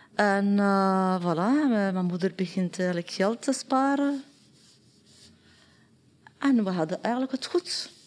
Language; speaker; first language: Dutch; non-native, learner; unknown